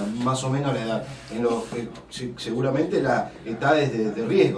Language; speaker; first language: Spanish; native; Spanish